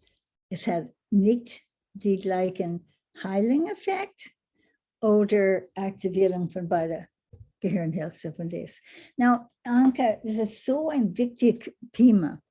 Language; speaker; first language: German; non-native, learner; English